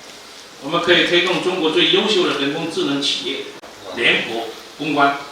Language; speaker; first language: Chinese; native; Chinese